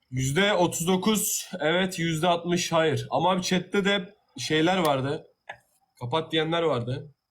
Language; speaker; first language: Turkish; native; Turkish